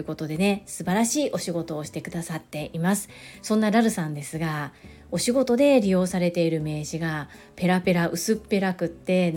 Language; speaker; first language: Japanese; native; Japanese